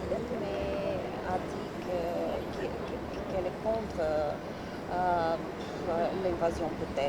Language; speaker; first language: French; non-native, fluent; Bulgarian